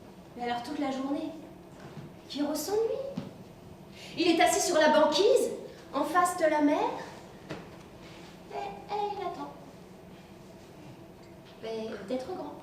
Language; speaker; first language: French; native; French